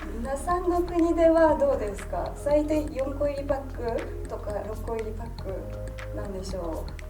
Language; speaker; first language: Japanese; non-native, fluent; French